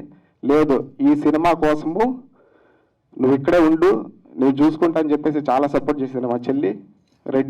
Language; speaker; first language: Telugu; native; Telugu